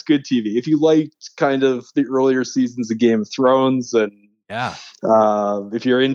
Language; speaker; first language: English; native; English